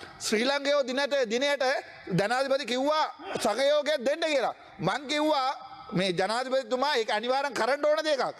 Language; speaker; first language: Sinhala; non-native, local second language; Tamil